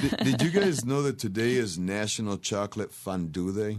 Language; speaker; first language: English; native; English